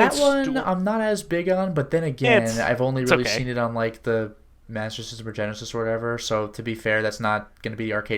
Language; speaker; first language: English; native; English